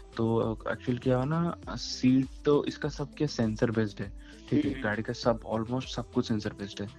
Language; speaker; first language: Hindi; non-native, local second language; Odia